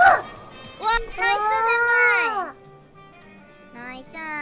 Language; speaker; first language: Japanese; non-native, learner; Indonesian